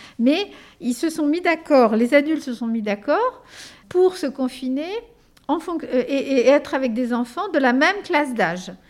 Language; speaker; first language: French; early bilingual, other home language; Spanish